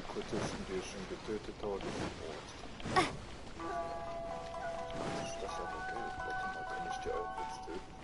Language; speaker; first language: German; native; German